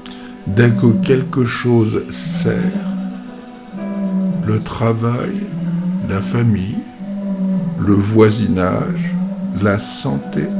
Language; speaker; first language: French; native; French